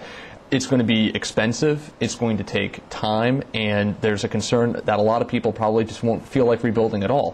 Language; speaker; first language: English; native; English